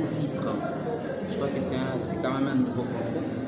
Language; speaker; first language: French; non-native, local second language; Lingala